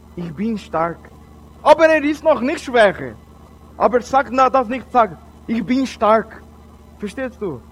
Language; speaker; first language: German; non-native, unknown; Portuguese